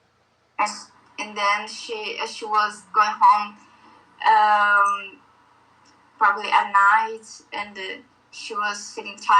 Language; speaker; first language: English; non-native, learner; Portuguese